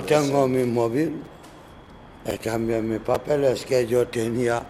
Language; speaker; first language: Spanish; non-native, learner; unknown